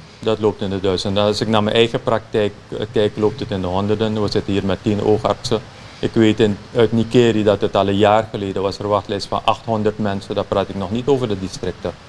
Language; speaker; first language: Dutch; native; Dutch